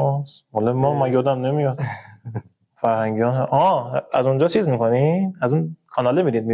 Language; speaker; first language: Persian; native; Persian